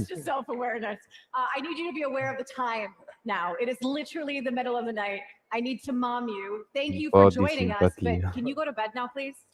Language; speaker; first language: English; native; English